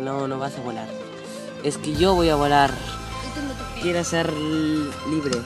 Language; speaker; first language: Spanish; native; Spanish